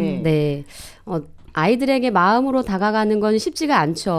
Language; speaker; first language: Korean; native; Korean